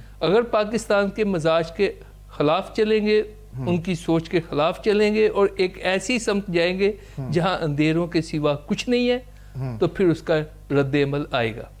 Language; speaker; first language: Urdu; non-native, local second language; Punjabi